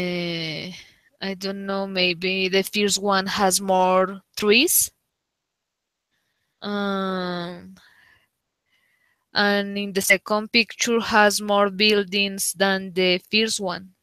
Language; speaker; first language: English; non-native, learner; Spanish